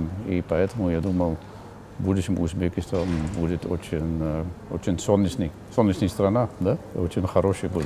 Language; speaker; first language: Russian; non-native, learner; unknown